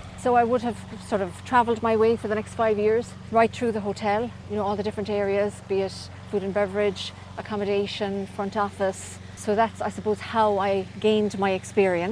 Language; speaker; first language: English; native; English